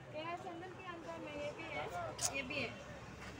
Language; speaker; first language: Hindi; non-native, fluent; Bangla